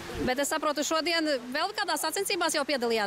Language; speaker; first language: Latvian; native; Latvian